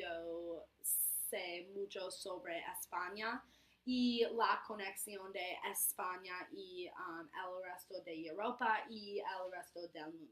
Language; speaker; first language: Spanish; non-native, learner; English